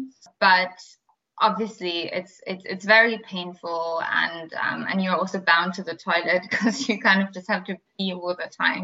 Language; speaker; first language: English; non-native, fluent; German